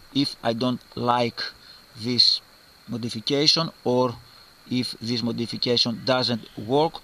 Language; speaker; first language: English; non-native, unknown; Greek